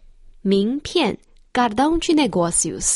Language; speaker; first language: Portuguese; non-native, fluent; Chinese